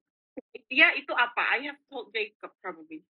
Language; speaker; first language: English; non-native, fluent; Indonesian